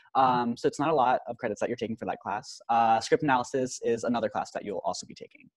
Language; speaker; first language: English; native; English